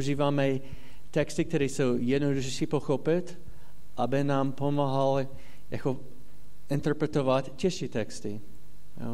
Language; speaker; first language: Czech; non-native, fluent; English